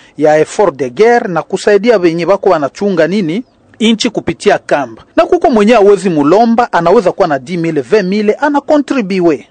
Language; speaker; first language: Swahili; native; Swahili